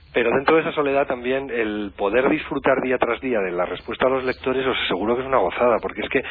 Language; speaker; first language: Spanish; native; Spanish